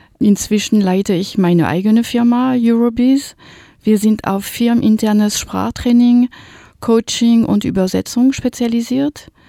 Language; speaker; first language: German; non-native, fluent; French